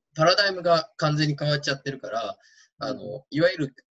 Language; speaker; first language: Japanese; native; Japanese